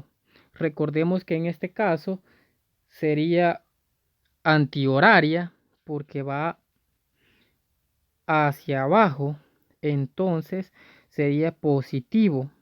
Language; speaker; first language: Spanish; native; Spanish